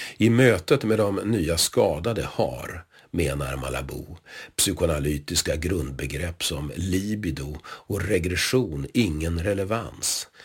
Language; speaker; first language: Swedish; native; Swedish